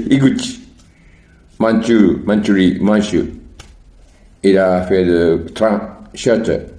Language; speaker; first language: French; non-native, learner; Japanese